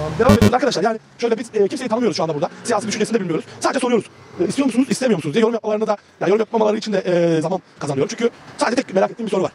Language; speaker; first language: Turkish; native; Turkish